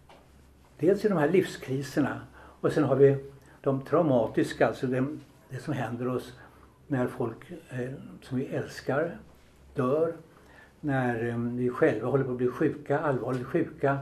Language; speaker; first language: Swedish; native; Swedish